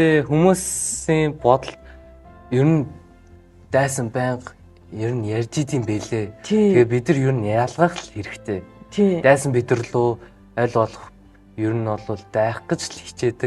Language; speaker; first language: Mongolian; early bilingual, heritage; Mongolian